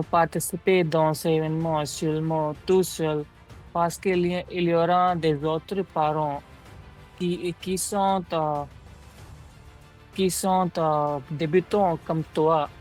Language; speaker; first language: French; non-native, learner; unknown